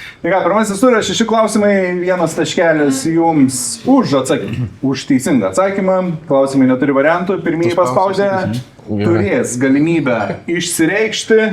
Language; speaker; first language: Lithuanian; native; Lithuanian